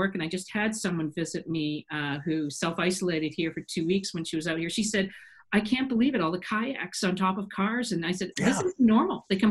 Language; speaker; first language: English; native; English